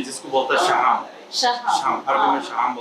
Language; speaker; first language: Hindi; non-native, fluent; Bangla